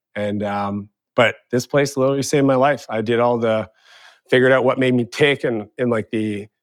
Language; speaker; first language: English; native; English